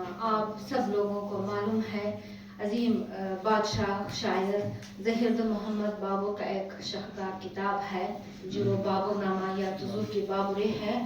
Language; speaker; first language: Hindi; non-native, fluent; Uzbek